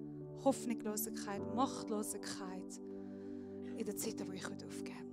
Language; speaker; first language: German; non-native, fluent; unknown